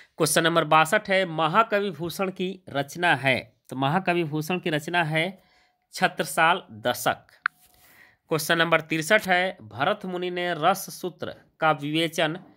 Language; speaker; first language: Hindi; native; Hindi